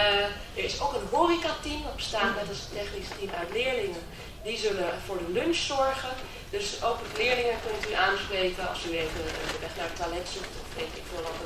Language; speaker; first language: Dutch; native; Dutch